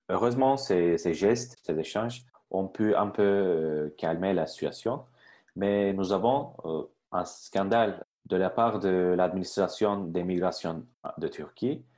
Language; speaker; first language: French; non-native, fluent; Turkish